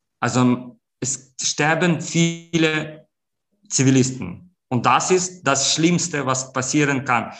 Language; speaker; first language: German; non-native, fluent; Ukrainian